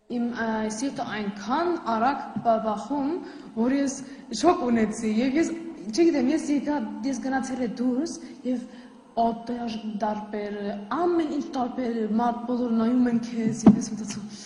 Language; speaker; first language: Armenian; non-native, learner; German